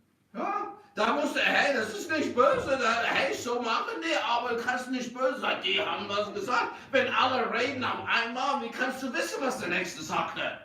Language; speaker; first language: German; non-native, fluent; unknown